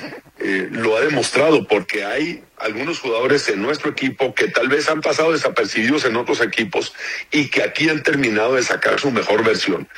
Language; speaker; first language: Spanish; native; Spanish